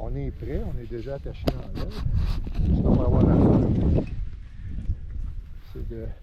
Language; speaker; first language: French; native; French